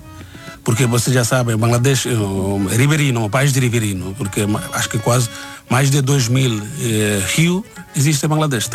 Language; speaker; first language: Portuguese; non-native, learner; Bangla